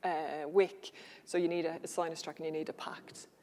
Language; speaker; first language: English; native; English